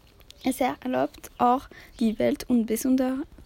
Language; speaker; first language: German; non-native, learner; French